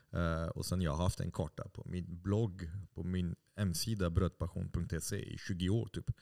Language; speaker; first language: Swedish; non-native, fluent; French